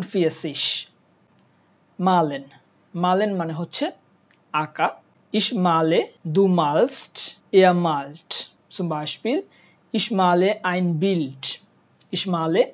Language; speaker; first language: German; non-native, learner; Bangla